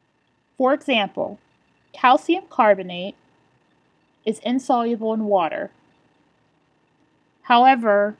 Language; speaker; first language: English; native; English